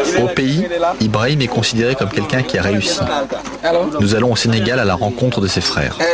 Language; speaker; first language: French; native; French